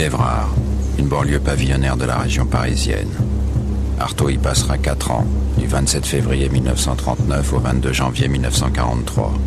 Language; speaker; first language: French; native; French